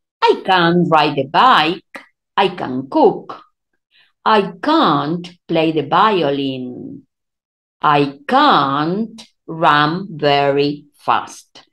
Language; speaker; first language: English; non-native, fluent; Spanish